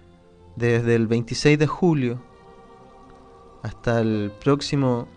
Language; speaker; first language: Spanish; native; Spanish